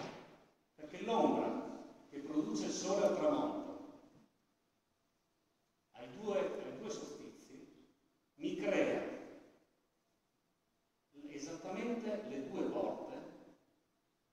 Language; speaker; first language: Italian; native; Italian